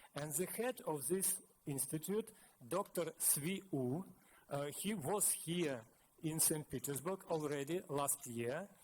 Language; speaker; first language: English; non-native, fluent; Russian